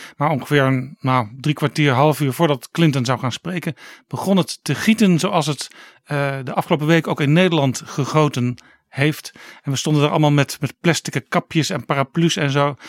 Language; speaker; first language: Dutch; native; Dutch